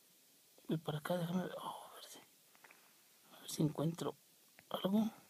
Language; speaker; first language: Spanish; native; Spanish